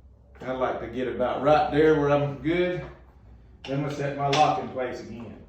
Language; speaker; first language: English; native; English